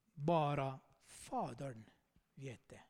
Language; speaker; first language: Swedish; non-native, fluent; Armenian